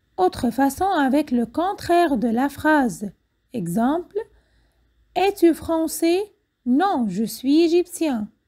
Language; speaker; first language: French; non-native, fluent; Arabic